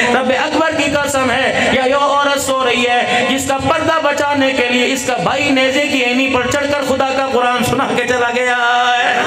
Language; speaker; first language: Urdu; non-native, local second language; Punjabi